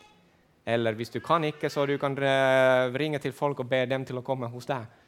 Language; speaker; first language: Swedish; non-native, fluent; Finnish